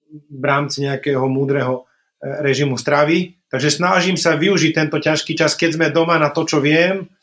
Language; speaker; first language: Slovak; non-native, local second language; Hungarian